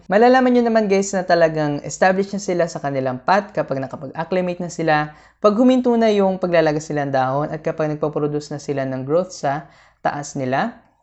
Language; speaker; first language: Filipino; native; Filipino